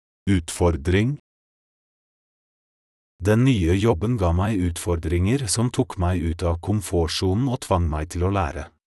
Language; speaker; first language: Norwegian; non-native, fluent; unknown